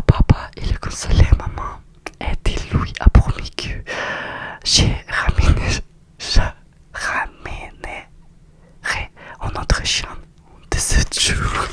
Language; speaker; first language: French; non-native, learner; Russian